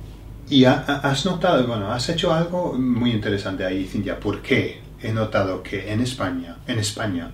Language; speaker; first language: Spanish; non-native, fluent; English